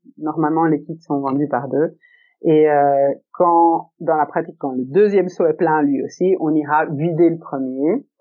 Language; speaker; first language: French; early bilingual, other home language; Italian